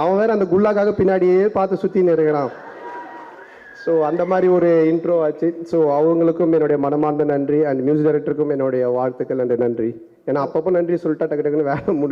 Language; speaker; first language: Tamil; native; Tamil